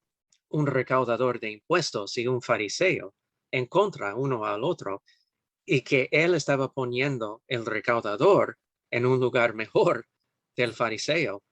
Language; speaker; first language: Spanish; non-native, fluent; English